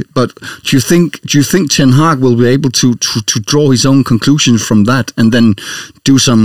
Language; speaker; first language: English; non-native, fluent; Danish